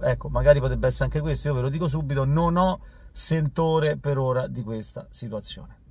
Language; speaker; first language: Italian; native; Italian